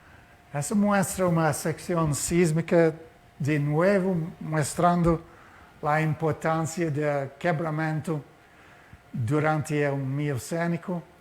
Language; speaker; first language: Spanish; non-native, fluent; Portuguese